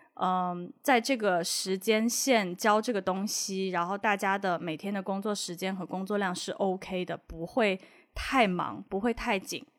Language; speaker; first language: Chinese; native; Chinese